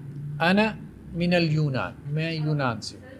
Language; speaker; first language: Arabic; non-native, fluent; Urdu